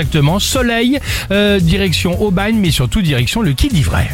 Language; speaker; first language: French; native; French